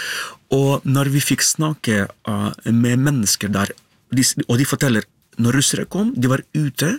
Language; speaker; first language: Norwegian; non-native, learner; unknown